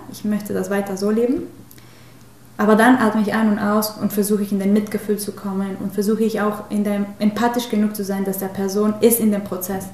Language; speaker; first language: German; non-native, fluent; Spanish